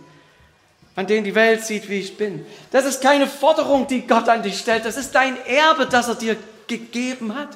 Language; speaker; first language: German; native; German